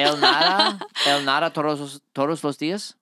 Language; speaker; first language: Spanish; non-native, learner; English